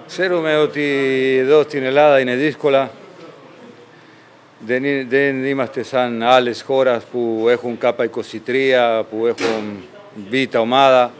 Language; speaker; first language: Greek; non-native, fluent; Spanish